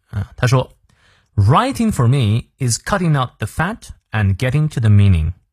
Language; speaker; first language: English; non-native, fluent; Chinese